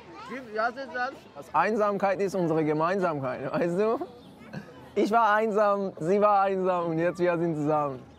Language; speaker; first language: German; non-native, learner; Persian